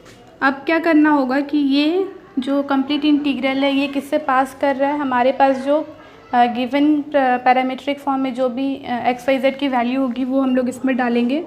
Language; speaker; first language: Hindi; native; Hindi